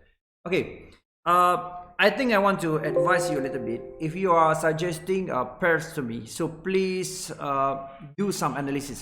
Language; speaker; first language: English; non-native, local second language; Malay